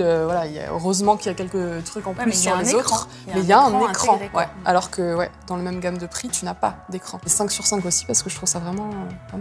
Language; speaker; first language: French; native; French